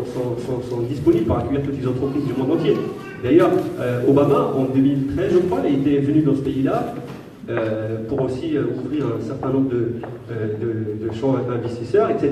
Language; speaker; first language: French; native; French